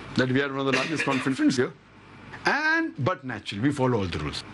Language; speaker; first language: English; non-native, local second language; Urdu